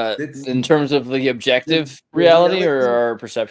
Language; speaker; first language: English; native; English